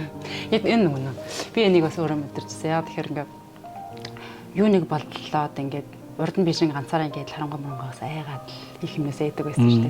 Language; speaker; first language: Mongolian; native; Mongolian